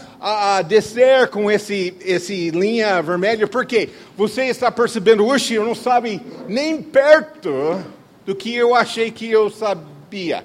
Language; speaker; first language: Portuguese; non-native, fluent; English